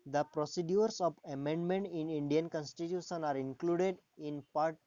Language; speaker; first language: English; non-native, local second language; Assamese